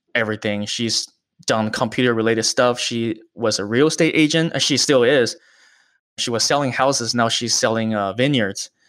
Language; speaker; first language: English; early bilingual, other home language; Chinese